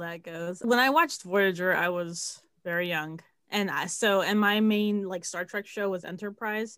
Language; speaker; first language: English; native; English